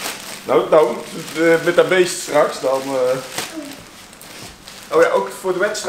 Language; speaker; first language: Dutch; native; Dutch